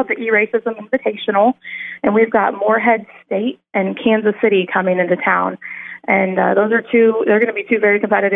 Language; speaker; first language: English; native; English